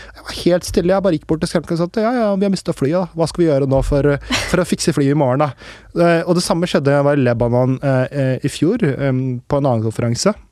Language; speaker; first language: Norwegian; early bilingual, other home language; Urdu